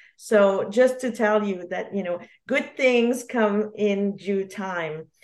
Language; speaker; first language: English; non-native, fluent; French